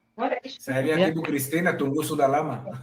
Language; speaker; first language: Indonesian; non-native, fluent; Hebrew